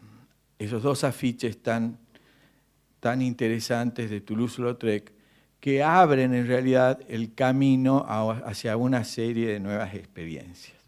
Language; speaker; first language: Spanish; native; Spanish